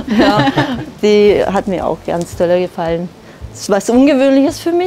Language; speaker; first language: German; non-native, fluent; Hungarian